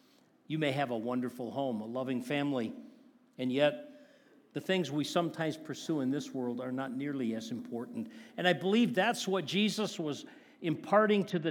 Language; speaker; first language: English; native; English